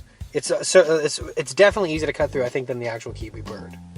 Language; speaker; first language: English; native; English